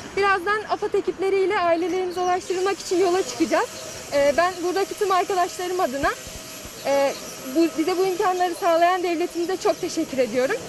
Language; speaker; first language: Turkish; native; Turkish